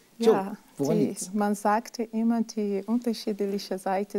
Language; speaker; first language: German; non-native, fluent; Portuguese